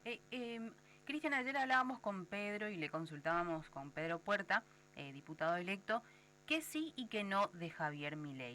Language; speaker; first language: Spanish; native; Spanish